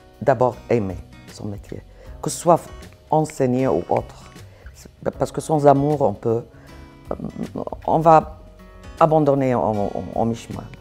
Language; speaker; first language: French; non-native, fluent; Arabic